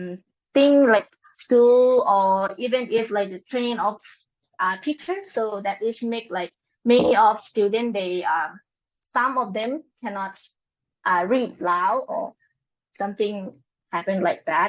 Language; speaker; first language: English; non-native, learner; Lao